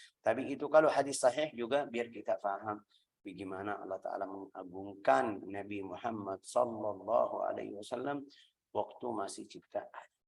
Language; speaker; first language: Indonesian; non-native, fluent; Arabic